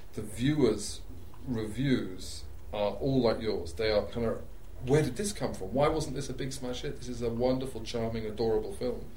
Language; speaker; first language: English; native; English